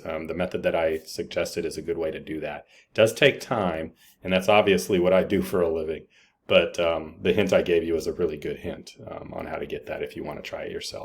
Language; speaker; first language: English; native; English